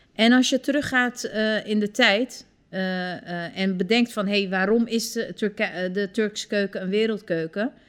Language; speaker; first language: Dutch; early bilingual, other home language; Turkish